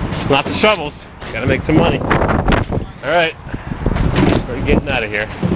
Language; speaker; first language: English; early bilingual, other home language; French